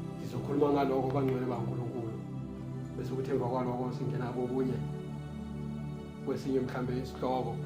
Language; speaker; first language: Zulu; non-native, local second language; Xhosa